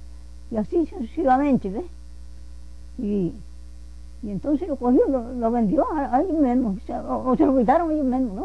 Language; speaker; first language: Spanish; native; Spanish